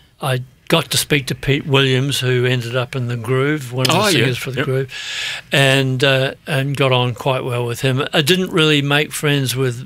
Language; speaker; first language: English; native; English